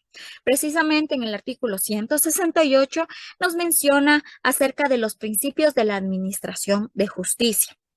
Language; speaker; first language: Spanish; native; Spanish